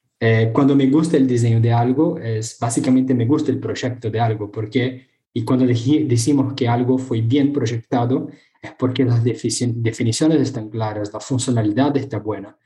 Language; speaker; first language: Spanish; non-native, fluent; Portuguese